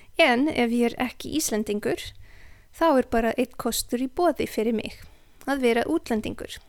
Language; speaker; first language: Icelandic; non-native, fluent; Serbian